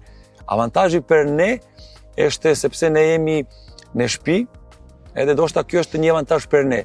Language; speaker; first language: Albanian; non-native, learner; Serbian